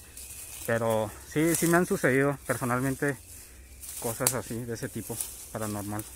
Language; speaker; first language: Spanish; native; Spanish